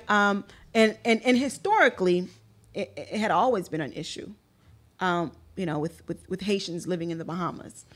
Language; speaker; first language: English; early bilingual, other home language; Haitian Creole